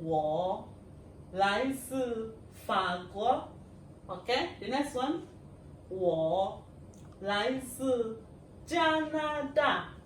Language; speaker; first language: Chinese; non-native, fluent; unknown